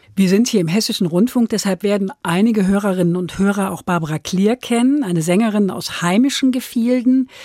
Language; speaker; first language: German; native; German